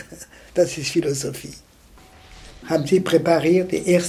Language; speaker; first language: German; non-native, fluent; French